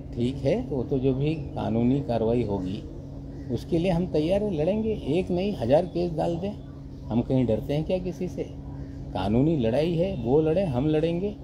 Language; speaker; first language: Hindi; native; Hindi